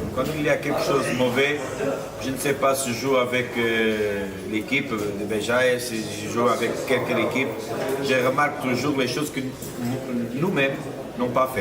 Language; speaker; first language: French; non-native, fluent; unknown